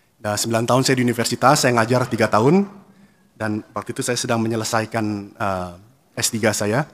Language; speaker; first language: Indonesian; native; Indonesian